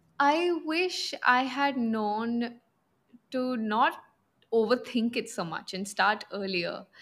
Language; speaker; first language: English; non-native, local second language; Punjabi